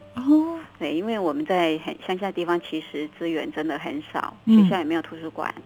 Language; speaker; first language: Chinese; non-native, local second language; Min Nan Chinese